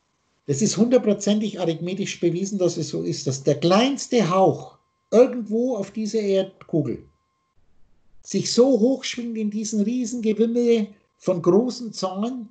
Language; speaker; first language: German; native; German